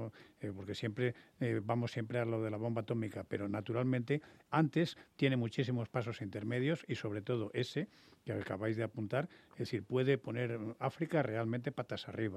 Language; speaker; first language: Spanish; native; Spanish